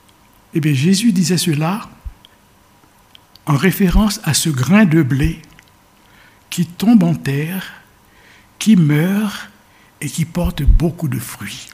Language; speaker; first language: French; native; French